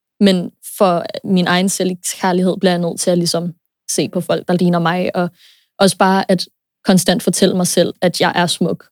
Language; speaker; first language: Danish; early bilingual, other home language; English